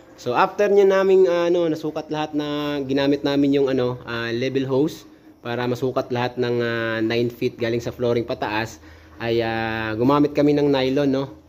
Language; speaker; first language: Filipino; non-native, local second language; Cebuano